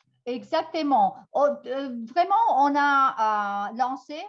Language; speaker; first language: French; non-native, fluent; Italian